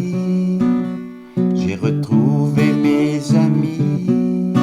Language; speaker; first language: French; non-native, local second language; Kabyle